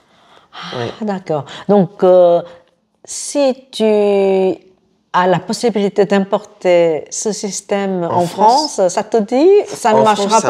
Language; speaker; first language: French; non-native, fluent; Korean